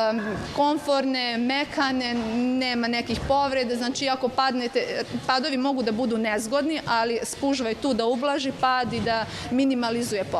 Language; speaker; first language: Bosnian; native; Bosnian